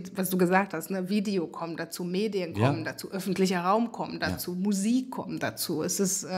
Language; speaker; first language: German; non-native, fluent; Hungarian